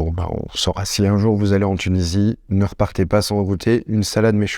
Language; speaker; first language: French; native; French